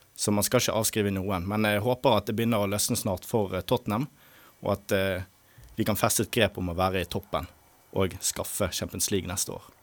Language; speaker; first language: Norwegian; non-native, fluent; Portuguese